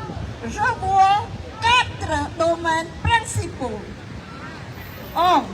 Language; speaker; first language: French; non-native, fluent; Khmer